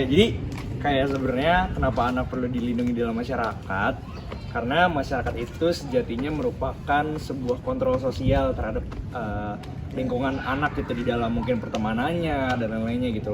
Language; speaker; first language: Indonesian; native; Indonesian